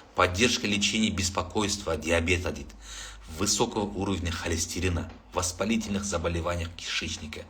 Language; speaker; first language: Russian; non-native, local second language; Kazakh